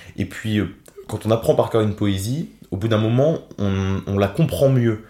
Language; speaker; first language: French; native; French